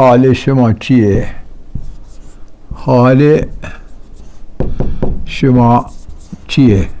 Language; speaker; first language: Persian; non-native, fluent; Urdu